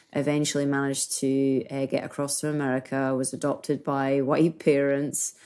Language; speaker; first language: English; native; English